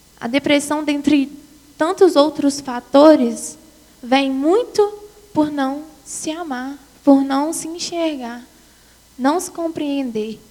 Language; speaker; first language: Portuguese; native; Portuguese